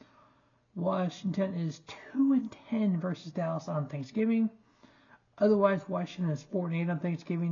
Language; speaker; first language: English; native; English